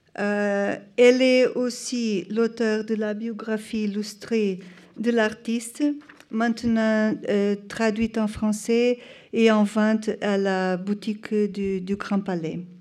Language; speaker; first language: French; non-native, fluent; Portuguese